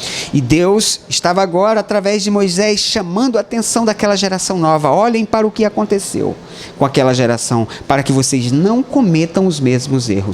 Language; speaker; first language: Portuguese; native; Portuguese